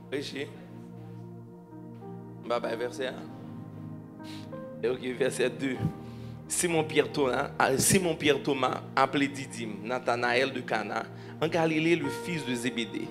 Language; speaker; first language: French; non-native, local second language; Haitian Creole